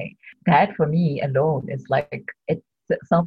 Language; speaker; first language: English; non-native, local second language; Tswana